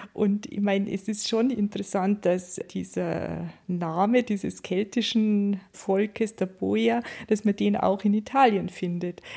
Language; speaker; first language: German; native; German